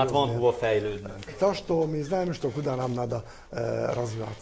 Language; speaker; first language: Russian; non-native, fluent; Hungarian